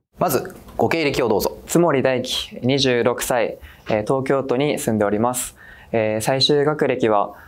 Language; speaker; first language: Japanese; native; Japanese